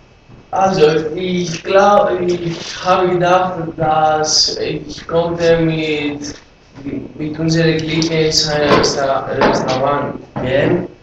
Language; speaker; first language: German; non-native, learner; Greek